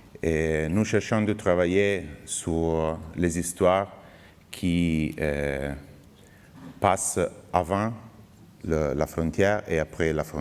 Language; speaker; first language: French; non-native, fluent; Italian